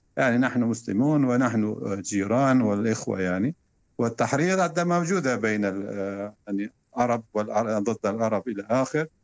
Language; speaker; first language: Arabic; non-native, fluent; Turkish